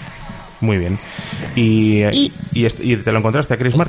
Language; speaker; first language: Spanish; native; Spanish